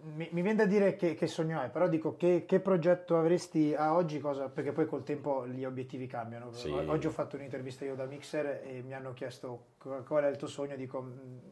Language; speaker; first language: Italian; native; Italian